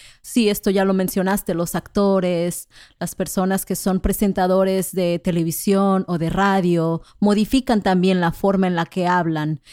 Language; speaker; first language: Spanish; native; Spanish